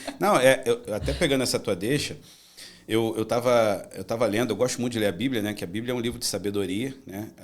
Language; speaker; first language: Portuguese; native; Portuguese